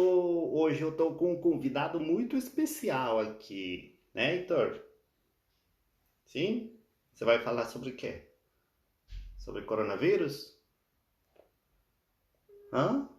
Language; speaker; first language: Portuguese; non-native, fluent; Spanish